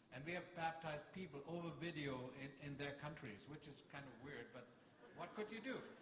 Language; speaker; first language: English; non-native, fluent; German